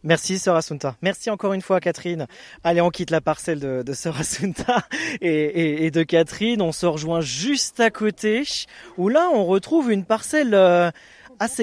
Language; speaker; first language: French; native; French